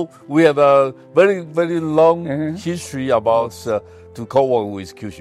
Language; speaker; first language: English; non-native, fluent; Chinese